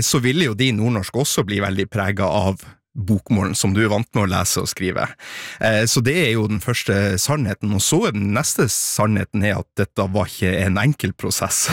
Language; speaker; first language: Norwegian; native; Norwegian